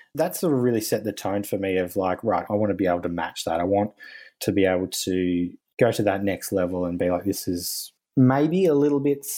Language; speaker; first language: English; native; English